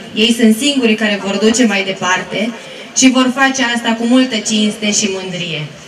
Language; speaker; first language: Romanian; native; Romanian